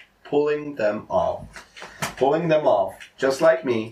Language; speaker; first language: English; non-native, fluent; Czech